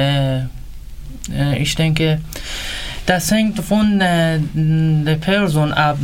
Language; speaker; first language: German; non-native, learner; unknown